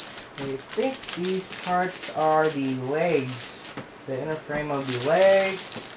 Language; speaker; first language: English; native; English